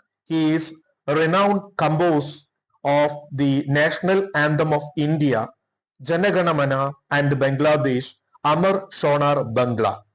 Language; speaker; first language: English; non-native, local second language; Malayalam